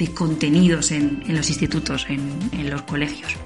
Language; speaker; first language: Spanish; native; Spanish